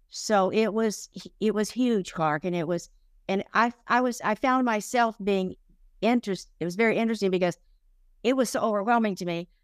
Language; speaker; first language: English; native; English